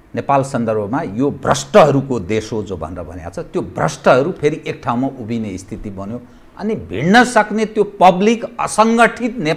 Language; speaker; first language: Nepali; native; Nepali